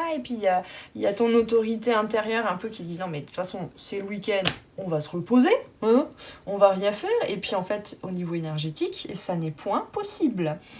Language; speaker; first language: French; native; French